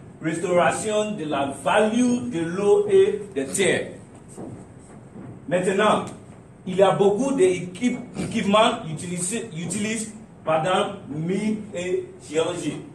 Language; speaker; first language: French; non-native, learner; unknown